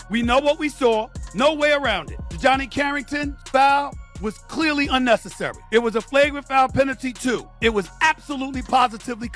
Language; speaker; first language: English; native; English